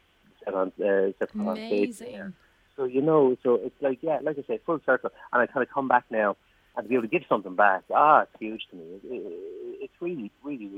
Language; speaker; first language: English; native; English